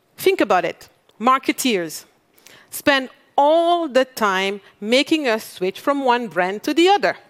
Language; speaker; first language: English; non-native, fluent; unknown